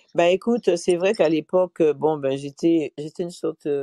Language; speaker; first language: French; native; French